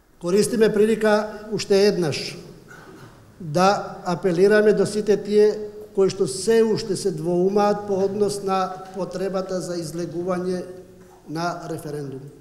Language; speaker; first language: Macedonian; non-native, local second language; Albanian